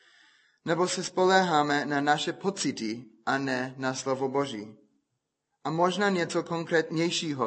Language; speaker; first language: Czech; non-native, fluent; English